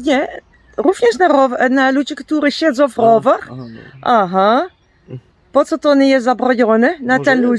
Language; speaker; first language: Polish; non-native, learner; Dutch